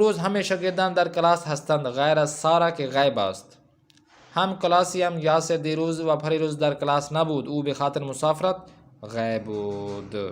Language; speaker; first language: Persian; non-native, fluent; Urdu